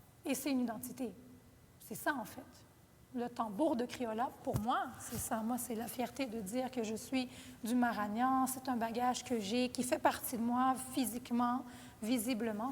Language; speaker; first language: French; non-native, fluent; Portuguese